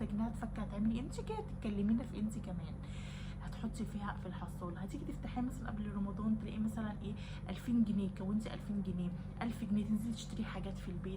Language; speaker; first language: Arabic; native; Arabic